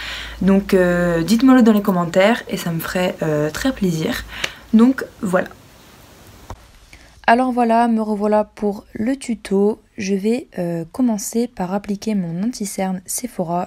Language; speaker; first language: French; native; French